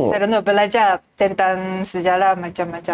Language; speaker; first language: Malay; non-native, learner; Japanese